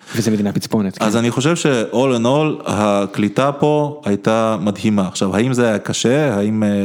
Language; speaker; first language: Hebrew; early bilingual, other home language; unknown